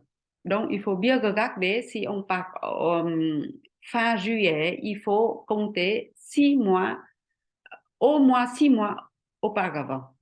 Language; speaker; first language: French; non-native, fluent; Vietnamese